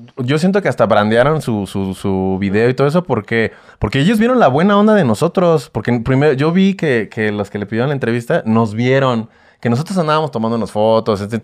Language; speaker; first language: Spanish; native; Spanish